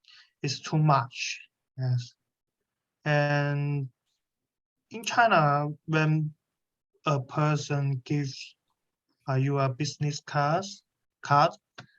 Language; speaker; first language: English; non-native, learner; Chinese